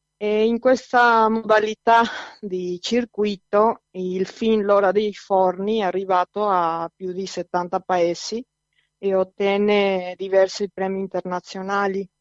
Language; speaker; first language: Italian; non-native, fluent; Spanish